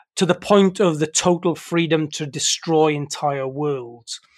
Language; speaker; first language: English; native; English